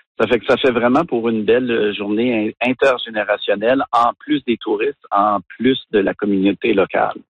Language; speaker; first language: French; native; French